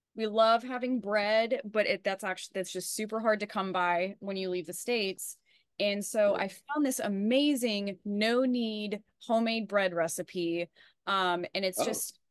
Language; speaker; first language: English; native; English